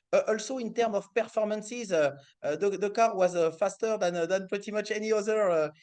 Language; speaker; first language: English; non-native, fluent; French